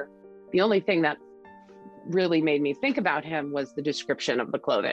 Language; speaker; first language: English; native; English